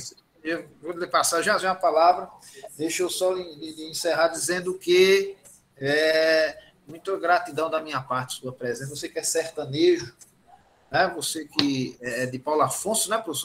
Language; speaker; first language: Portuguese; native; Portuguese